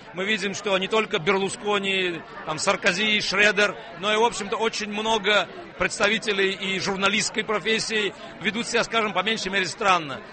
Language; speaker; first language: Russian; native; Russian